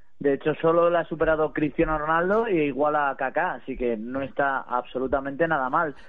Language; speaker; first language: Spanish; native; Spanish